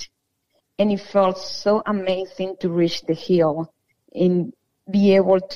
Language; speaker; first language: English; non-native, fluent; Spanish